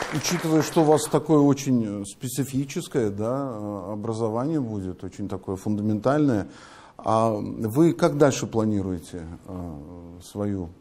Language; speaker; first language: Russian; native; Russian